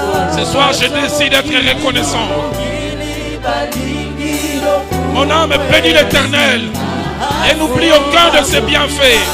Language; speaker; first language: French; non-native, local second language; Lingala